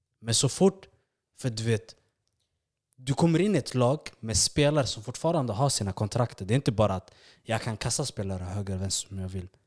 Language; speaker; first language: Swedish; early bilingual, other home language; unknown